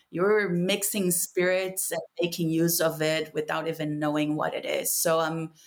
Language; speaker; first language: English; non-native, fluent; Portuguese